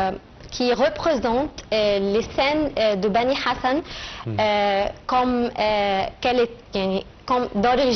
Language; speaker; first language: French; non-native, fluent; Arabic